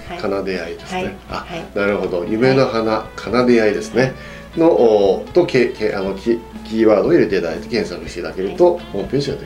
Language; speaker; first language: Japanese; native; Japanese